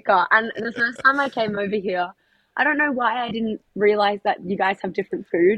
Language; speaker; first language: English; native; English